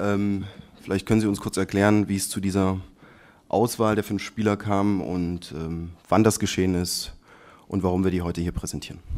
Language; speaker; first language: German; native; German